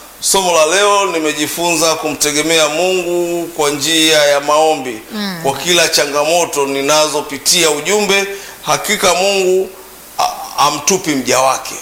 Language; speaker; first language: Swahili; native; Swahili